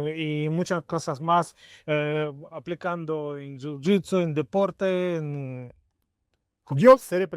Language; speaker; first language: Spanish; non-native, learner; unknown